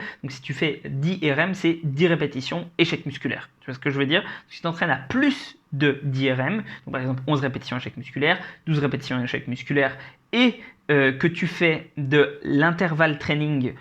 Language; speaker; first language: French; native; French